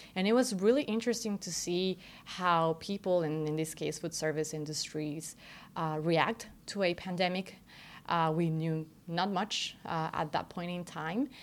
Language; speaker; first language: English; non-native, fluent; Spanish